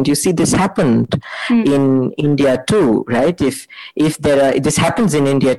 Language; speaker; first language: English; non-native, local second language; Kannada